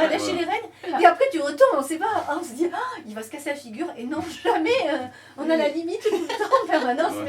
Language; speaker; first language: French; native; French